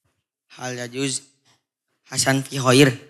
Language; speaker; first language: Arabic; non-native, learner; Indonesian